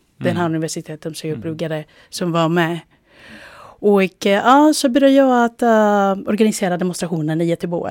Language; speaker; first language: Swedish; non-native, fluent; Spanish